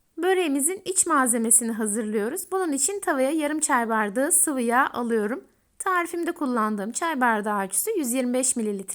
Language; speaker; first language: Turkish; native; Turkish